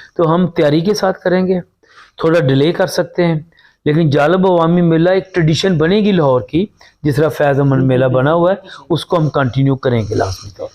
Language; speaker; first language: Urdu; non-native, local second language; Punjabi